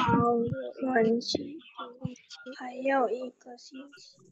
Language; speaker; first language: Chinese; non-native, learner; Indonesian